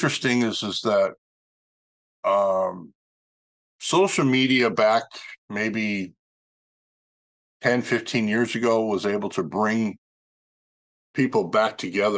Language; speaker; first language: English; native; English